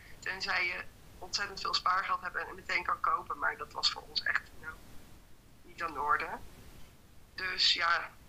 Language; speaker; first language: Dutch; native; Dutch